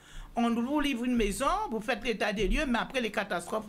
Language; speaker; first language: French; non-native, local second language; Guadeloupean Creole French